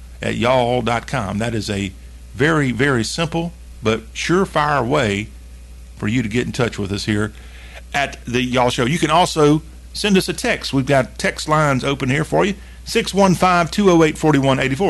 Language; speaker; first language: English; native; English